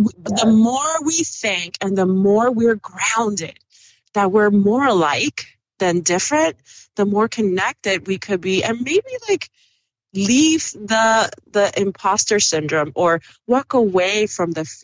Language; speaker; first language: English; early bilingual, other home language; Spanish